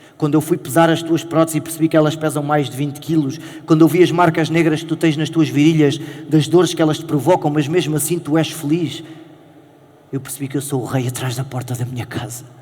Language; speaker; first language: Portuguese; native; Portuguese